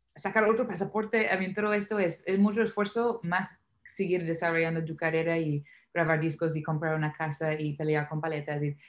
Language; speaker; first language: Spanish; non-native, fluent; English